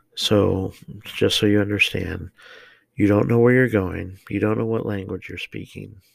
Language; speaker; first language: English; native; English